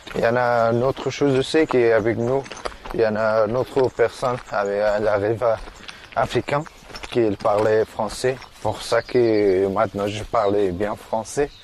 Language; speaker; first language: French; non-native, learner; Persian